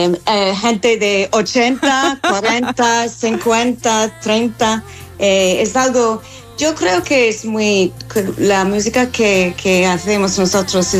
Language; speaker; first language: Spanish; non-native, fluent; English